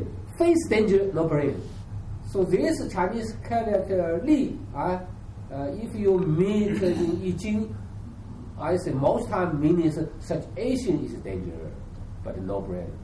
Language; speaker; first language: English; non-native, learner; Chinese